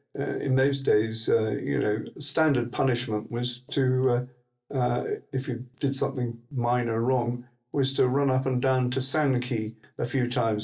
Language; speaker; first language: English; native; English